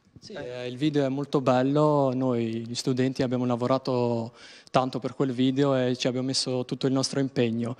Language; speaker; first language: Italian; non-native, fluent; Albanian